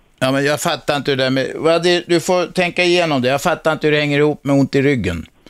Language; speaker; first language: Swedish; native; Swedish